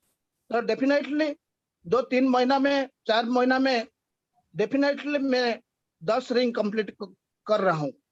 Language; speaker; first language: Hindi; non-native, local second language; Odia